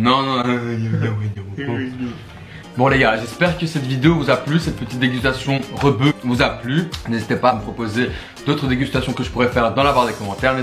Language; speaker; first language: French; native; French